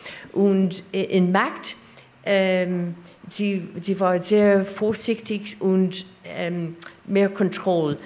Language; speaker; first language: German; non-native, learner; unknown